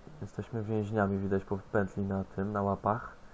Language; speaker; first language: Polish; native; Polish